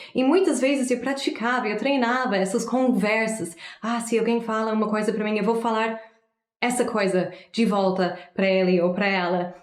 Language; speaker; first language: Portuguese; non-native, fluent; English